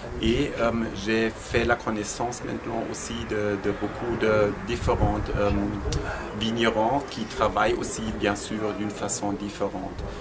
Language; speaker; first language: French; non-native, fluent; German